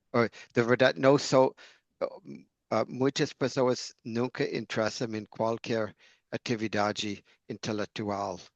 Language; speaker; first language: Portuguese; non-native, fluent; English